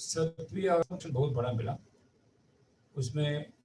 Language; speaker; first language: Hindi; non-native, local second language; Marathi